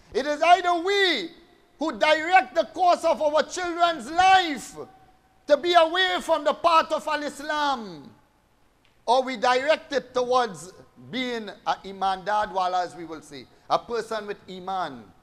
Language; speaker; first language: English; native; English